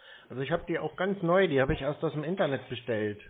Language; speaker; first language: German; native; German